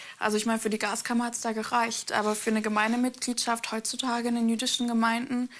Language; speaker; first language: German; native; German